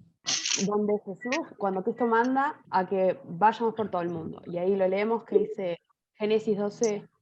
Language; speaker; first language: Spanish; native; Spanish